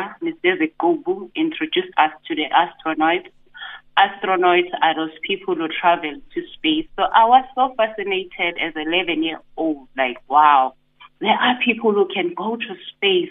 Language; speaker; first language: English; non-native, local second language; Zulu